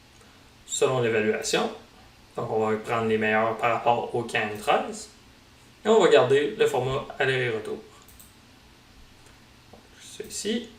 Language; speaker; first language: French; native; French